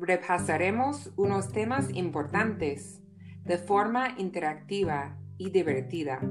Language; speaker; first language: Spanish; non-native, fluent; English